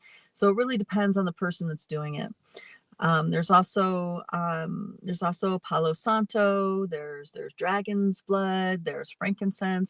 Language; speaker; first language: English; native; English